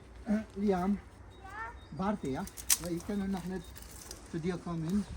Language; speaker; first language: German; non-native, fluent; Filipino